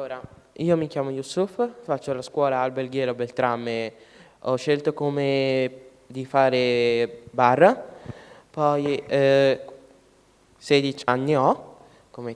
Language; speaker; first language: Italian; early bilingual, other home language; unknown